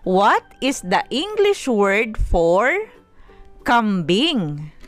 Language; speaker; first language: English; non-native, local second language; Filipino